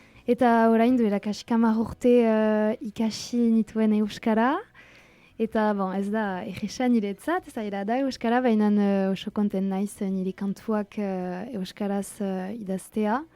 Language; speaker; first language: Basque; non-native, local second language; French